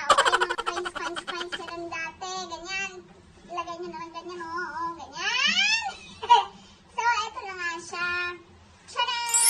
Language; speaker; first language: Filipino; non-native, local second language; Iloko